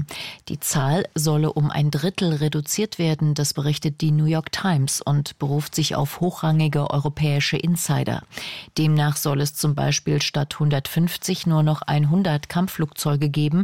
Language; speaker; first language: German; native; German